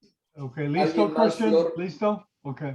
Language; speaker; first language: Spanish; non-native, learner; English